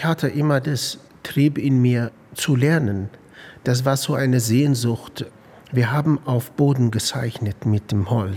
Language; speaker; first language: German; non-native, fluent; Arabic